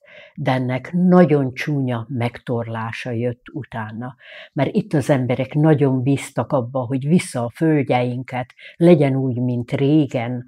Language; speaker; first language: Hungarian; native; Hungarian